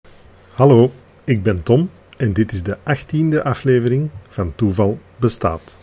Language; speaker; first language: Dutch; native; Dutch